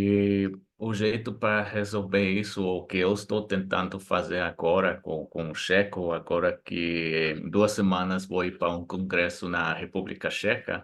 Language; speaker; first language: Portuguese; non-native, fluent; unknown